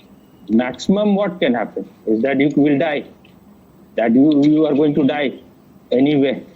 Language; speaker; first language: English; non-native, fluent; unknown